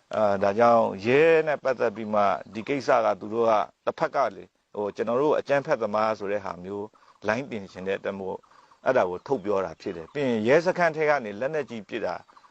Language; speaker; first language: Burmese; non-native, local second language; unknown